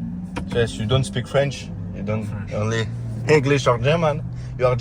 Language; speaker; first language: English; non-native, learner; French